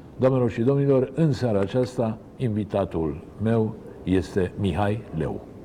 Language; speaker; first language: Romanian; native; Romanian